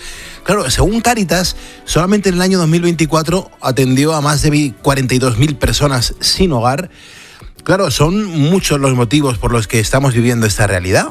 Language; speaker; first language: Spanish; native; Spanish